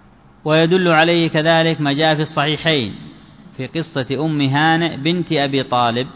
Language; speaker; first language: Arabic; native; Arabic